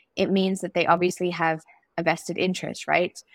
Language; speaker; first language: English; native; English